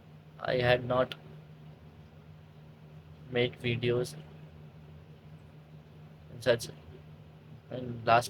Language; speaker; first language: English; non-native, learner; Hindi